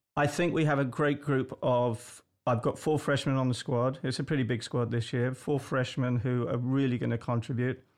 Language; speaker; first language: English; native; English